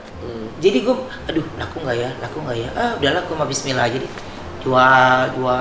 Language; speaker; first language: Indonesian; native; Indonesian